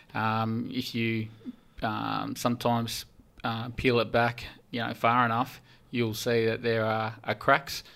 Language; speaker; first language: English; early bilingual, heritage; English